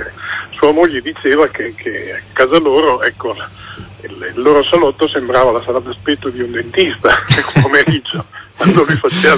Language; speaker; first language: Italian; native; Italian